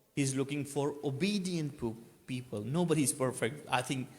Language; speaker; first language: English; non-native, local second language; Urdu